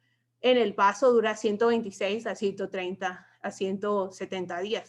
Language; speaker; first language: Spanish; native; Spanish